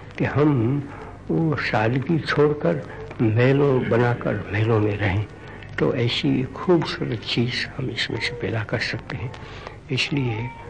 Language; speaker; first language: Hindi; non-native, local second language; Gujarati